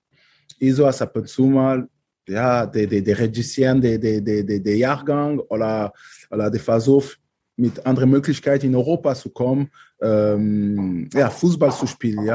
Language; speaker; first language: German; non-native, fluent; French